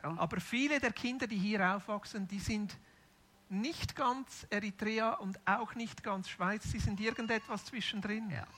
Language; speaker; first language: German; native; German